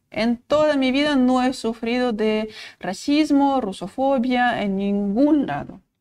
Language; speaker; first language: Spanish; non-native, fluent; Russian